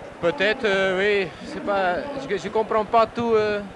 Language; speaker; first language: French; non-native, learner; Dutch